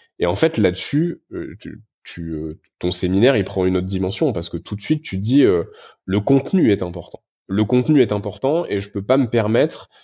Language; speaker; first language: French; native; French